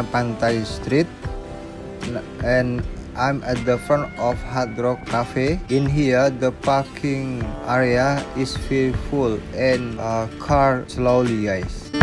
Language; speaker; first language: English; non-native, local second language; Indonesian